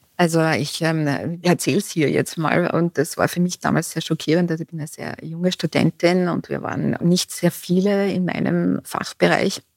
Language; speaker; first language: German; native; German